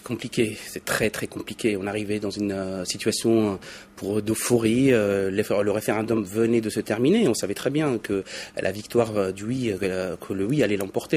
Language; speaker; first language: French; native; French